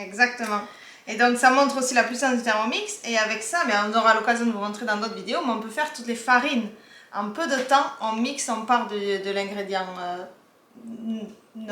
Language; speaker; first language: French; native; French